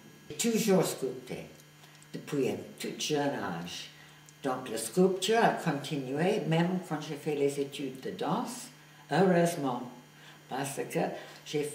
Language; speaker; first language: French; non-native, fluent; English